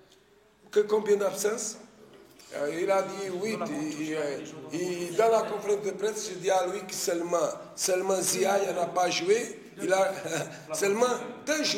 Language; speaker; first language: French; non-native, fluent; Portuguese